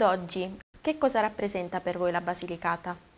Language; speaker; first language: Italian; native; Italian